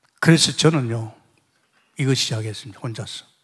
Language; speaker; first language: Korean; native; Korean